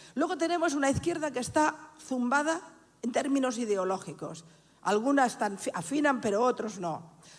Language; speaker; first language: Spanish; non-native, local second language; Catalan